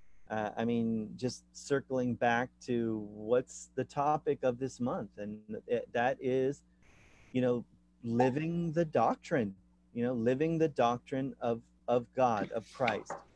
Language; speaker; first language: English; native; English